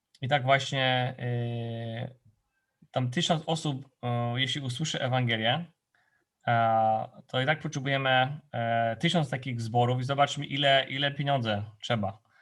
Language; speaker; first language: Polish; non-native, fluent; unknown